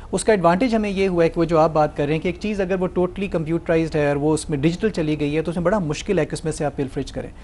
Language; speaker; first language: Urdu; native; Urdu